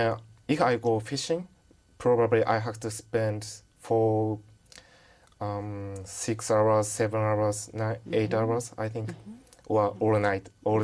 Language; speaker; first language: English; non-native, learner; Japanese